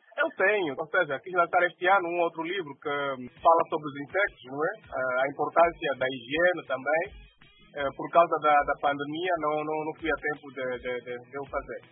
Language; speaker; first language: Portuguese; native; Portuguese